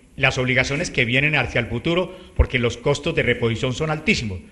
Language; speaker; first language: Spanish; native; Spanish